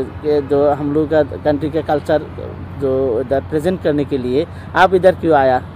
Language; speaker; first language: Hindi; non-native, learner; Bangla